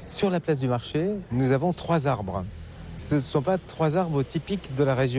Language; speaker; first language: French; native; French